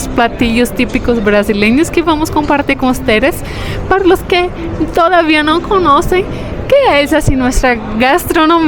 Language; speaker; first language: Spanish; non-native, fluent; Portuguese